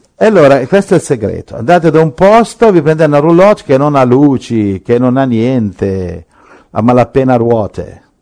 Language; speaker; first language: Italian; native; Italian